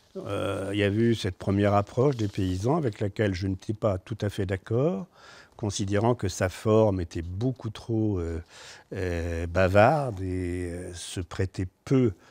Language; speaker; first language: French; native; French